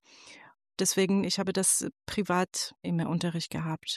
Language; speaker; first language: German; non-native, fluent; Persian